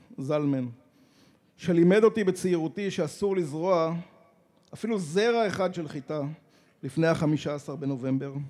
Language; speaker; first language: Hebrew; native; Hebrew